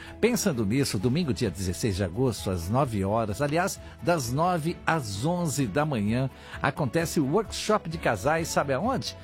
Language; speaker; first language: Portuguese; native; Portuguese